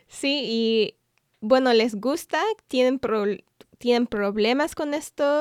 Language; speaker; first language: Spanish; non-native, fluent; English